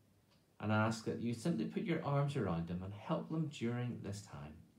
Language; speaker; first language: English; native; English